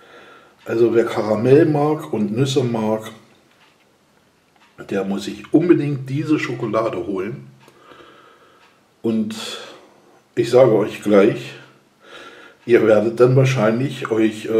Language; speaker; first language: German; native; German